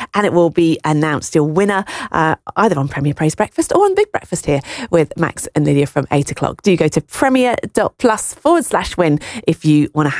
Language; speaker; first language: English; native; English